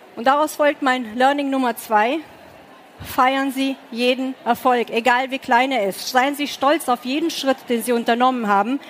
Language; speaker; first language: German; early bilingual, other home language; Romanian